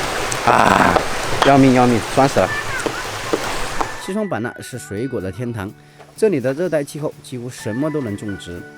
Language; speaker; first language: Chinese; native; Chinese